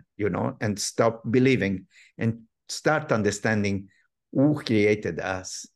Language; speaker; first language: English; non-native, fluent; Arabic